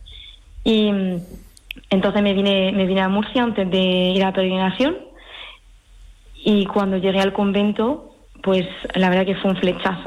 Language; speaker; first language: Spanish; early bilingual, heritage; French